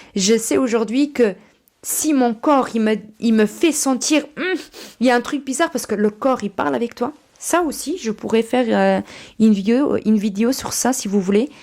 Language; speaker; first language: French; early bilingual, other home language; Portuguese